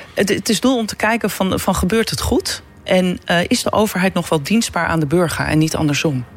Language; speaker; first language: Dutch; native; Dutch